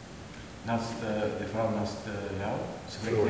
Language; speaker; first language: Dutch; non-native, learner; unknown